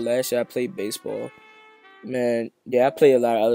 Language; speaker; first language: English; native; English